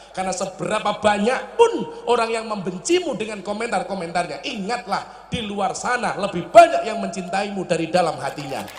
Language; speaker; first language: Indonesian; non-native, local second language; Javanese